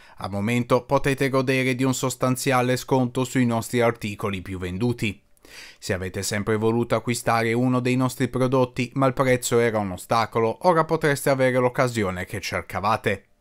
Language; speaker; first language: Italian; native; Italian